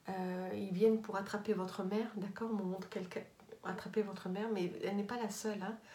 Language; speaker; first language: French; native; French